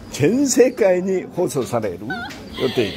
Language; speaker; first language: Japanese; non-native, learner; Korean